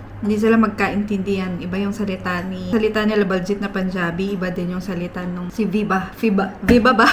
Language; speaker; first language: Filipino; native; Filipino